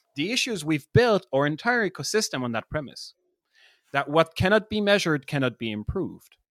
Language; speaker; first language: English; non-native, fluent; French